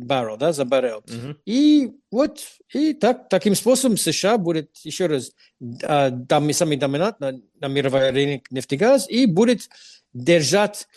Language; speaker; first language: Russian; non-native, fluent; English